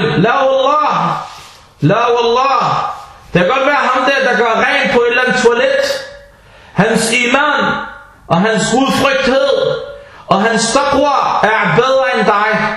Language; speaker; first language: Danish; early bilingual, other home language; Arabic